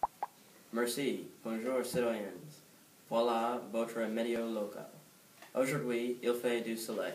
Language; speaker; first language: French; non-native, learner; English